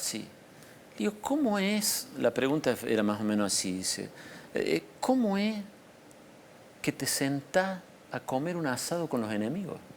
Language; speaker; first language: Spanish; native; Spanish